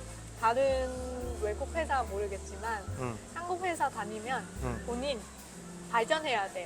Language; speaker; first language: Korean; non-native, fluent; Vietnamese